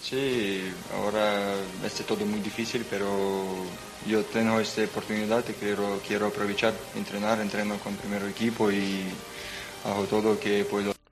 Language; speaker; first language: Spanish; non-native, learner; Ukrainian